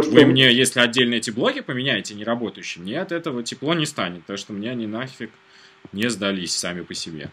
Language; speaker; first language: Russian; native; Russian